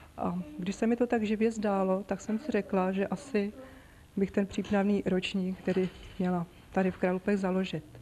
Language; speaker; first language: Czech; native; Czech